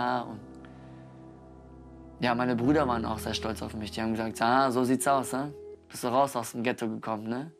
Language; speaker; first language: German; early bilingual, other home language; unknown